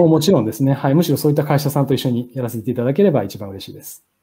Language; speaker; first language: Japanese; native; Japanese